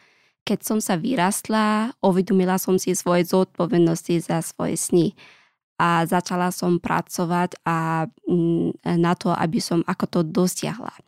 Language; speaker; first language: Slovak; non-native, learner; Pashto